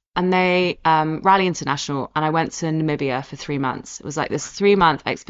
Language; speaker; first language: English; native; English